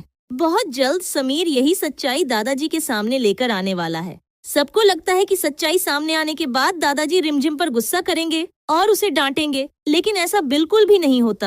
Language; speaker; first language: Hindi; native; Hindi